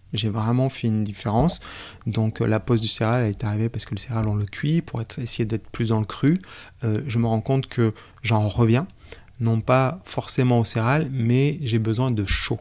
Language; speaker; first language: French; native; French